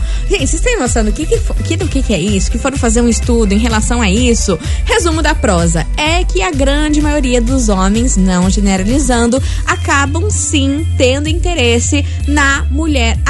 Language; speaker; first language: Portuguese; native; Portuguese